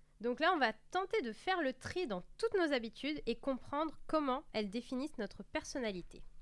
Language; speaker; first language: French; native; French